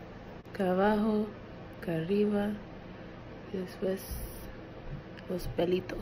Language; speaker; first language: Spanish; early bilingual, heritage; Spanish